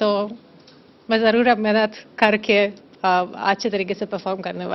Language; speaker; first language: Hindi; non-native, learner; German